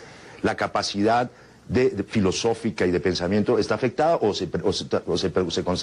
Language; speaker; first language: Spanish; native; Spanish